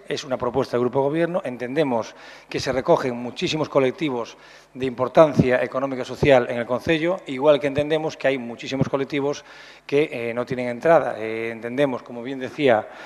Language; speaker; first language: Spanish; native; Spanish